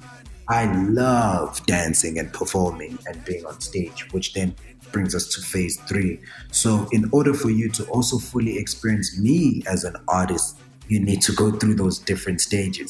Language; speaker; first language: English; non-native, local second language; Zulu